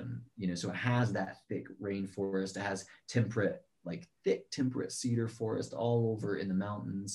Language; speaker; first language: English; native; English